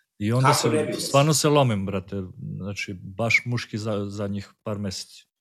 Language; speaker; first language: Serbian; native; Serbian